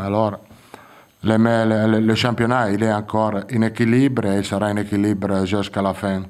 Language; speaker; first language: French; non-native, fluent; Italian